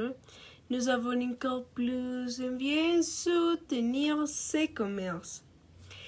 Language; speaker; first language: French; non-native, learner; Spanish